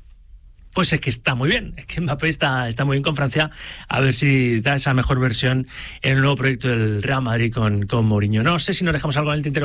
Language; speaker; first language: Spanish; native; Spanish